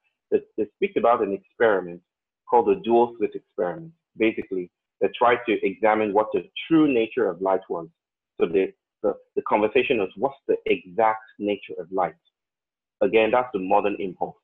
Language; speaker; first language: English; non-native, local second language; Yoruba